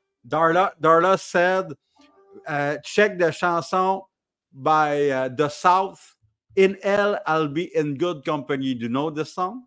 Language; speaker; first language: English; non-native, learner; French